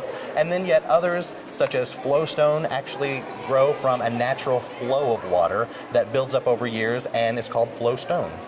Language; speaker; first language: English; native; English